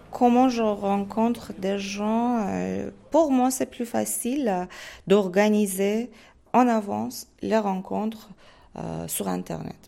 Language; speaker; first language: French; non-native, fluent; Persian